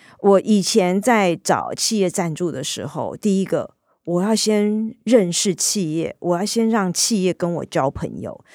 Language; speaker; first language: Chinese; native; Chinese